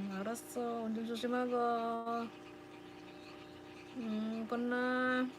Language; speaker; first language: Korean; non-native, learner; Filipino